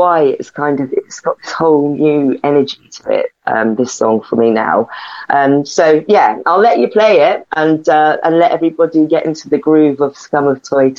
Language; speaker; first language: English; native; English